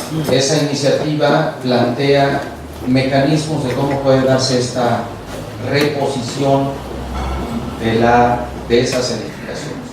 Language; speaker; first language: Spanish; native; Spanish